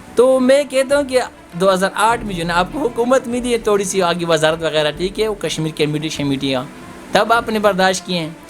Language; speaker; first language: Urdu; non-native, local second language; Pashto